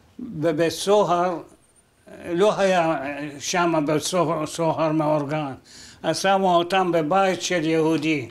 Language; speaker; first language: Hebrew; non-native, fluent; Arabic